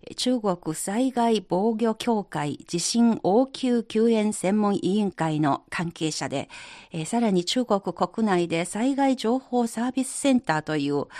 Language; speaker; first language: Japanese; non-native, fluent; Chinese